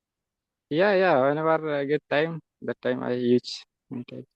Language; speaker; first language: English; non-native, learner; Santali